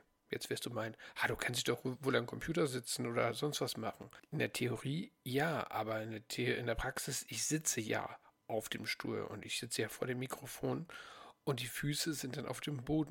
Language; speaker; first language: German; native; German